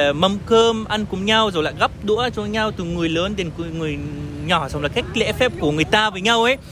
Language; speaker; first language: Vietnamese; non-native, fluent; Arabic